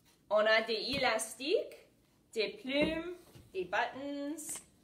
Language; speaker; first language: French; non-native, learner; English